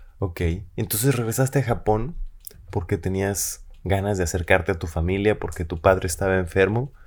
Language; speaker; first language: Spanish; native; Spanish